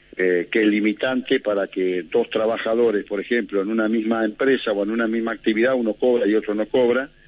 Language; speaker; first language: Spanish; native; Spanish